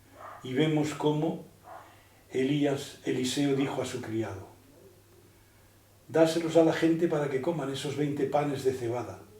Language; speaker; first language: Spanish; native; Spanish